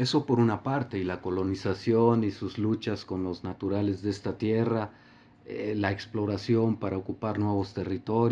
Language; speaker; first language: Spanish; native; Spanish